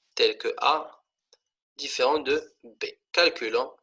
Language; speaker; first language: French; non-native, local second language; Arabic